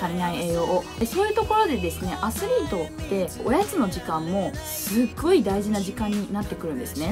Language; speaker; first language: Japanese; native; Japanese